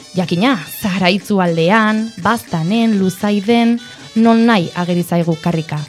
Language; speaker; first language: Basque; native; Basque